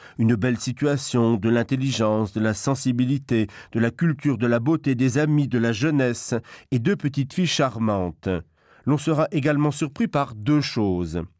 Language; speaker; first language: French; non-native, local second language; Luxembourgish